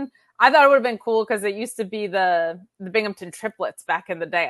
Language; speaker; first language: English; native; English